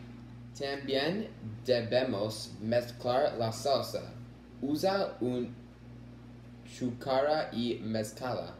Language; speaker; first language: Spanish; non-native, learner; English